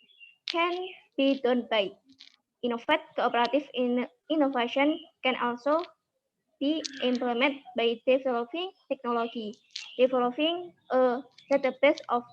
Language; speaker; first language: English; non-native, learner; Indonesian